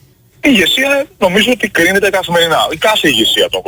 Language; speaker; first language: Greek; native; Greek